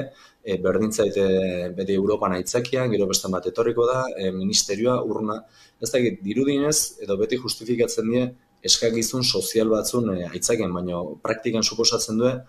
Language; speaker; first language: Basque; native; Basque